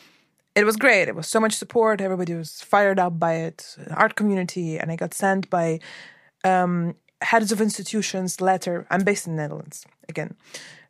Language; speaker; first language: English; non-native, fluent; Ukrainian